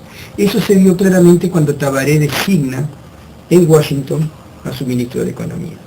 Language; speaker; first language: Spanish; native; Spanish